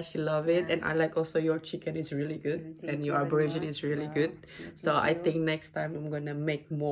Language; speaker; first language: English; non-native, learner; Indonesian